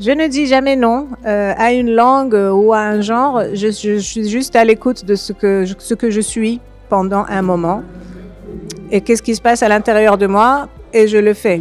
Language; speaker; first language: French; non-native, local second language; Arabic